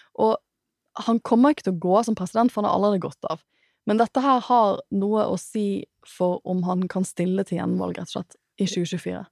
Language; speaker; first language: Norwegian; native; Norwegian